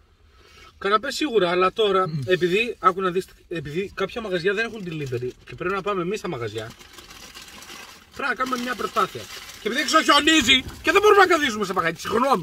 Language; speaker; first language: Greek; native; Greek